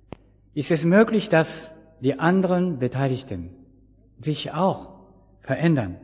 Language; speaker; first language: German; non-native, fluent; Japanese